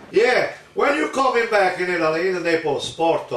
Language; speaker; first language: English; non-native, learner; Italian